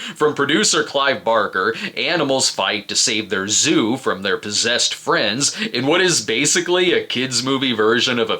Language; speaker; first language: English; native; English